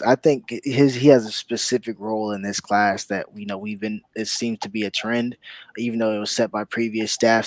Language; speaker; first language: English; native; English